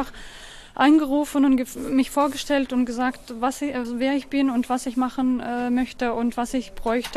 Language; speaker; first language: German; non-native, fluent; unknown